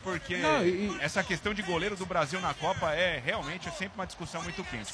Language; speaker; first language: Portuguese; native; Portuguese